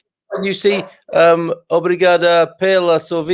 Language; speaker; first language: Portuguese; non-native, learner; English